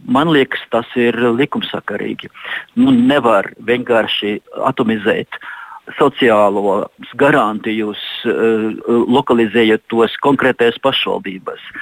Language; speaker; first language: Latvian; non-native, local second language; Russian